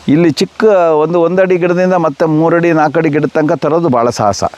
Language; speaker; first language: Kannada; native; Kannada